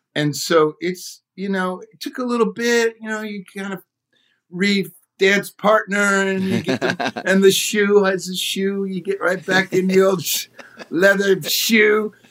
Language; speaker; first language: English; native; English